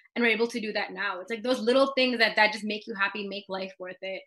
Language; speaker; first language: English; native; English